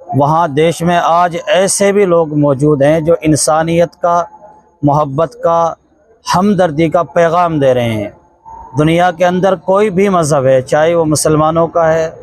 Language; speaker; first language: Urdu; non-native, local second language; Punjabi